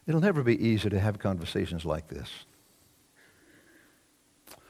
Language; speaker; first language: English; native; English